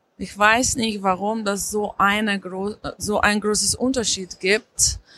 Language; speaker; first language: German; non-native, fluent; Slovenian